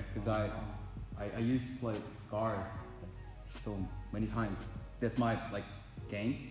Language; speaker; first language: English; non-native, fluent; Korean